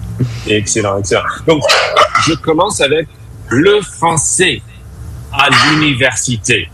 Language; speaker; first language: French; non-native, fluent; English